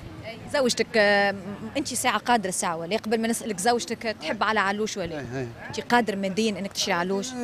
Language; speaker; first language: Arabic; native; Arabic